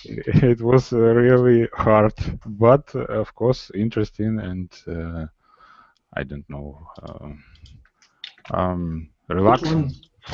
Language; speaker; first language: English; non-native, learner; Russian